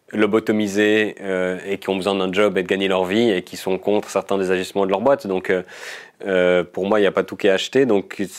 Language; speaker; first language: French; native; French